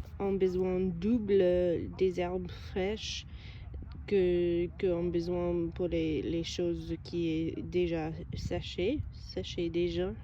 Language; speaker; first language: French; non-native, learner; English